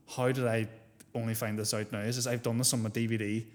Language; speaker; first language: English; native; English